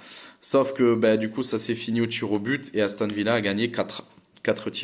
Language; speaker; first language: French; native; French